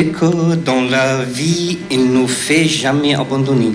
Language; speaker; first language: French; non-native, fluent; Persian